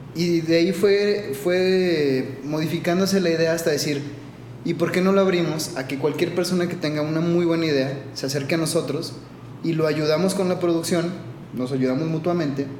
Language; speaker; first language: Spanish; native; Spanish